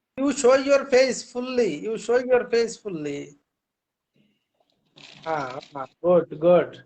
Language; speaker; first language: English; non-native, learner; Bangla